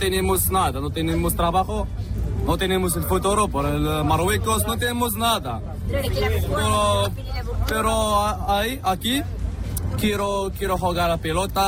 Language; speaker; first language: Spanish; non-native, learner; Arabic